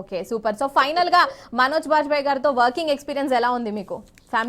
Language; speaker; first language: Telugu; native; Telugu